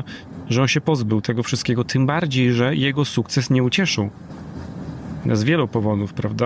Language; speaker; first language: Polish; native; Polish